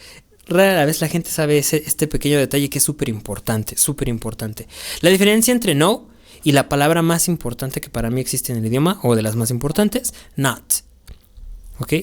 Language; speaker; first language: Spanish; native; Spanish